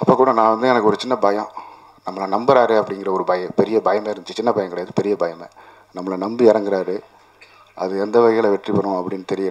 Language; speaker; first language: Tamil; native; Tamil